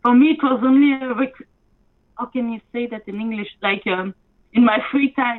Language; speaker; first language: English; non-native, fluent; French